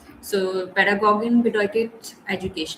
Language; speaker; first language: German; non-native, learner; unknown